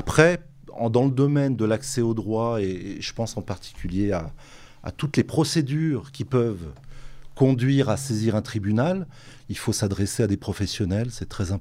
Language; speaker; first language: French; native; French